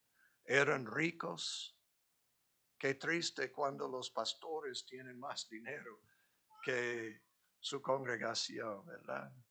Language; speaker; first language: Spanish; non-native, fluent; English